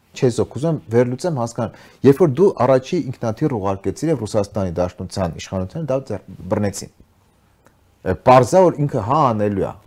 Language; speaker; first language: Armenian; native; Armenian